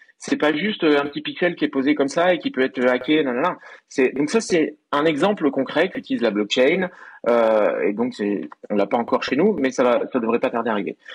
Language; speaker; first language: French; native; French